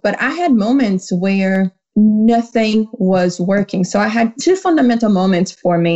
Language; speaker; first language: English; non-native, fluent; Portuguese